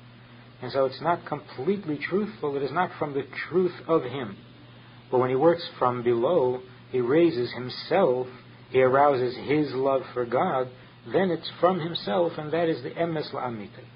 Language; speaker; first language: English; native; English